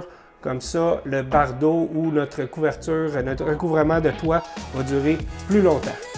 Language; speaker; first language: French; native; French